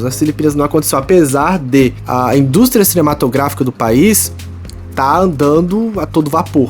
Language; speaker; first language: Portuguese; native; Portuguese